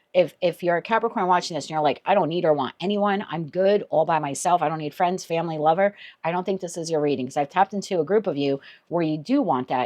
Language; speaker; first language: English; native; English